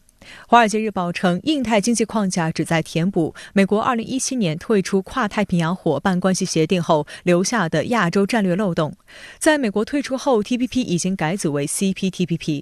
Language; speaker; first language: Chinese; native; Chinese